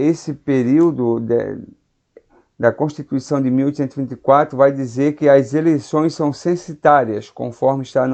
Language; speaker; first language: Portuguese; native; Portuguese